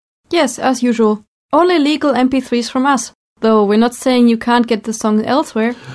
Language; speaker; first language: English; non-native, fluent; German